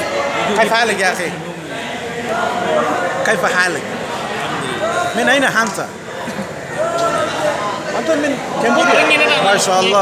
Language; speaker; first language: Arabic; non-native, learner; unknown